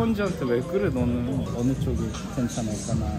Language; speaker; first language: Korean; native; Korean